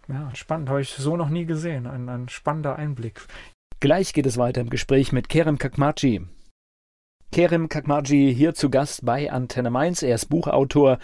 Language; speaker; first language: German; native; German